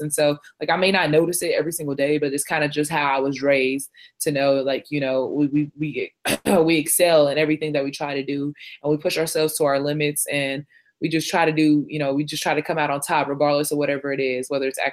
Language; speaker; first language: English; non-native, local second language; Shona